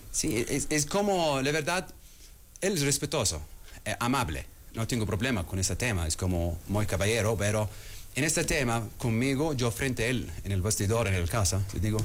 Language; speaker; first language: Spanish; non-native, learner; Arabic